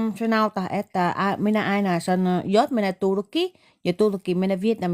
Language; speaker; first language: Finnish; non-native, learner; Vietnamese